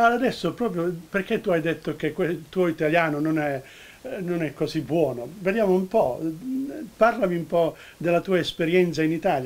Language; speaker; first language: Italian; early bilingual, heritage; Italian